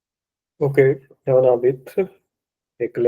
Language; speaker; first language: French; non-native, learner; Punjabi